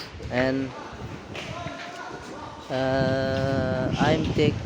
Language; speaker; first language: English; non-native, learner; Indonesian